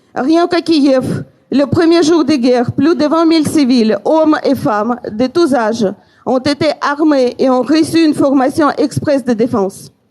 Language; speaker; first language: French; non-native, fluent; Ukrainian